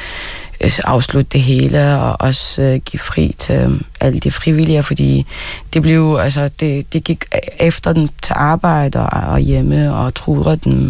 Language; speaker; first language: Danish; non-native, fluent; Arabic